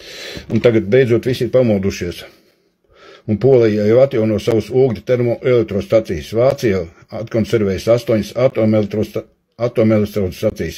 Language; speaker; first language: Latvian; native; Latvian